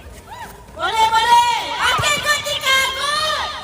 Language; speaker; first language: Malay; native; Malay